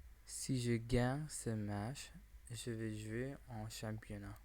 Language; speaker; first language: French; non-native, learner; English